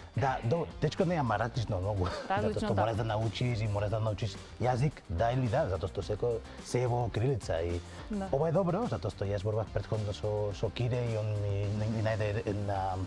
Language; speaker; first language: Macedonian; non-native, learner; English